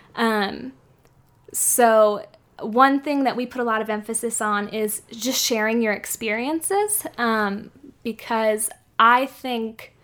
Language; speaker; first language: English; native; English